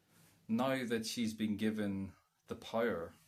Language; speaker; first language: English; native; English